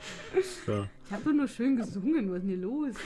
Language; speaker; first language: German; native; German